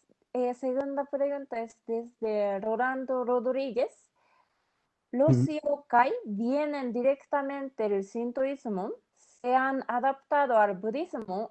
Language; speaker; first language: Spanish; non-native, fluent; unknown